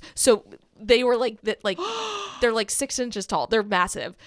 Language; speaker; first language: English; native; English